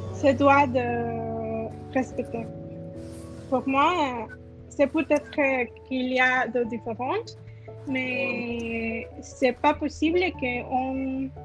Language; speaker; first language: French; non-native, learner; Spanish